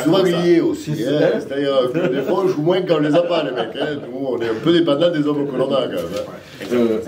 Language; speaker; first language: French; native; French